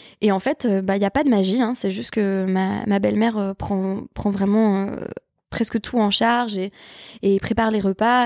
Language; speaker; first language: French; native; French